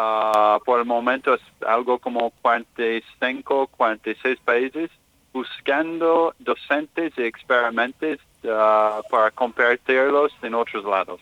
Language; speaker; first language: Spanish; non-native, learner; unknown